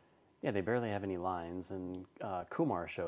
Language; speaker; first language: English; native; English